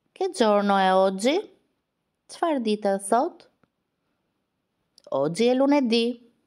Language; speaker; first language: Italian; non-native, fluent; Albanian